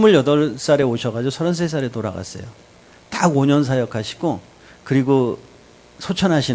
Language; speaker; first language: Korean; native; Korean